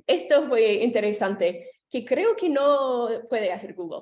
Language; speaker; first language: Spanish; non-native, fluent; English